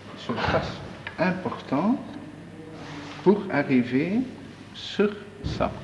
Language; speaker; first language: French; non-native, fluent; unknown